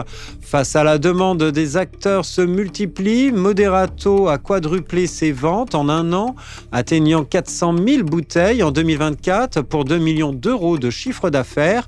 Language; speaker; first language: French; native; French